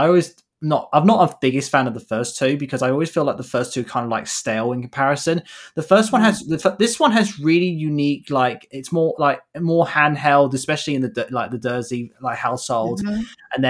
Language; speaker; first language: English; native; English